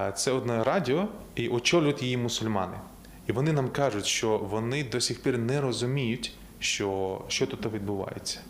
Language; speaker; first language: Ukrainian; native; Ukrainian